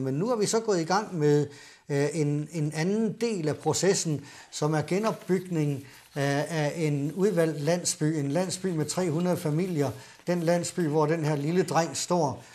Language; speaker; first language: Danish; native; Danish